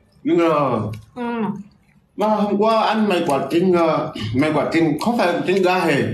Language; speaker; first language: Vietnamese; non-native, fluent; Portuguese